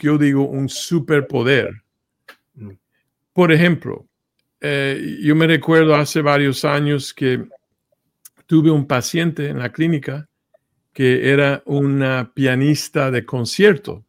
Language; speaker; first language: Spanish; early bilingual, heritage; Spanish